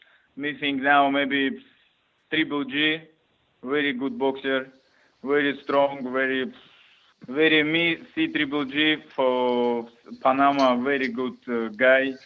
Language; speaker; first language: English; non-native, learner; Russian